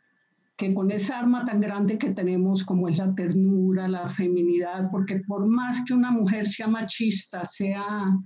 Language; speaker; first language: Spanish; native; Spanish